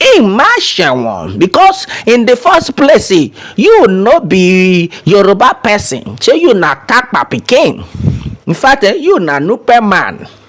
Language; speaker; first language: Nigerian Pidgin; non-native, local second language; Yoruba